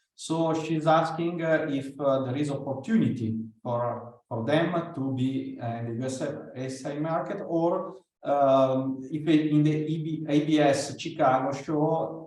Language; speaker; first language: English; non-native, fluent; Italian